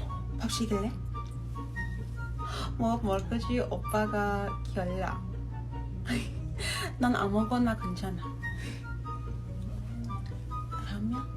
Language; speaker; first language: Korean; non-native, learner; English